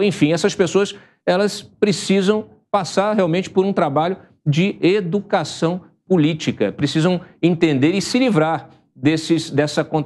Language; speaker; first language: Portuguese; native; Portuguese